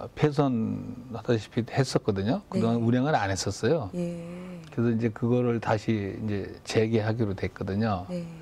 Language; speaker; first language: Korean; native; Korean